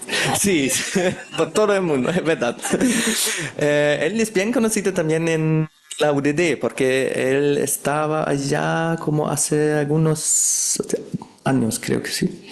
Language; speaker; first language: Spanish; non-native, fluent; German